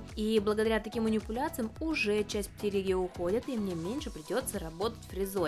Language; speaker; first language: Russian; native; Russian